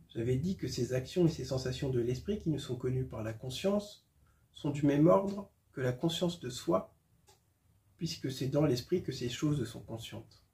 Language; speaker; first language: French; native; French